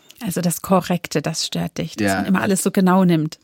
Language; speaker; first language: German; native; German